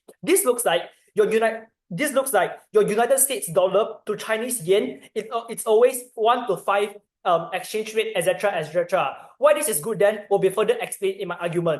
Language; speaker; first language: English; non-native, learner; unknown